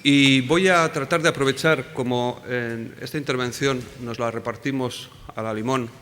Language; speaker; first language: Spanish; native; Spanish